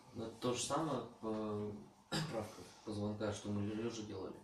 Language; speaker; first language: Russian; native; Russian